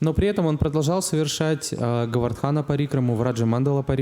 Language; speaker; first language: Russian; native; Russian